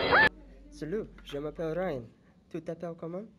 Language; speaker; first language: French; non-native, learner; English